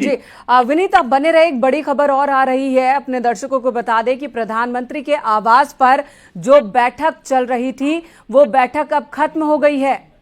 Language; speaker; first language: Hindi; native; Hindi